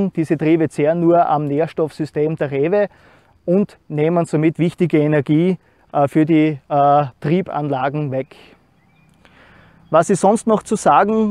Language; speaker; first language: German; native; German